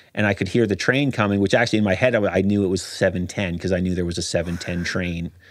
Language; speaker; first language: English; native; English